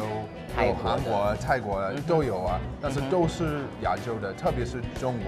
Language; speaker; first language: Chinese; non-native, fluent; English